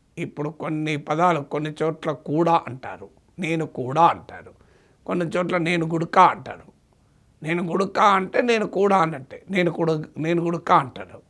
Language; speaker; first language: Telugu; native; Telugu